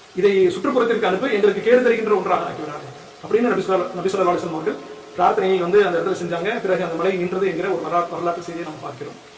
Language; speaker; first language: Tamil; native; Tamil